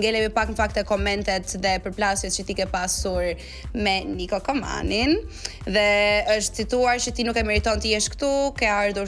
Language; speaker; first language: Albanian; native; Albanian